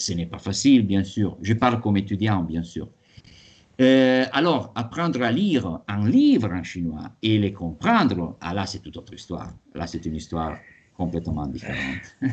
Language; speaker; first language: French; non-native, fluent; Italian